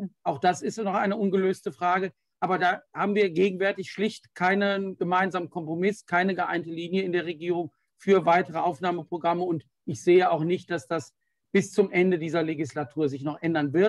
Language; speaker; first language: German; native; German